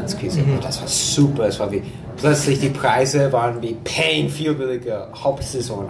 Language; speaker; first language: German; non-native, fluent; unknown